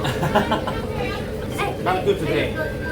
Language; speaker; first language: English; non-native, learner; Korean